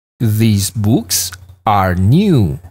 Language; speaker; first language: English; non-native, fluent; Indonesian